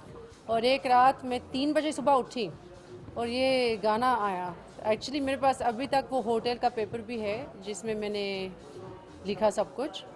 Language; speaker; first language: Hindi; early bilingual, heritage; English